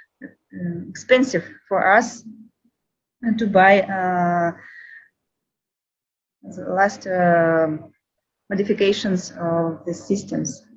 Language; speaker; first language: English; non-native, learner; Russian